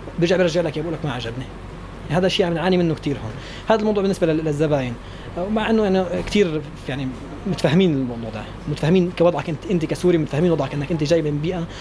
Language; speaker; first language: Arabic; native; Arabic